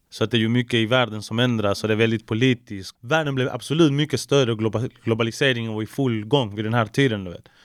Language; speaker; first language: Swedish; early bilingual, other home language; Spanish